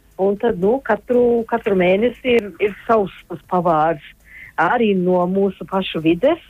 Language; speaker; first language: Latvian; early bilingual, heritage; Latvian